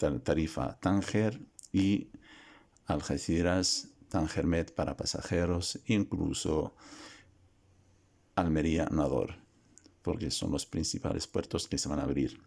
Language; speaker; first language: Spanish; non-native, fluent; Arabic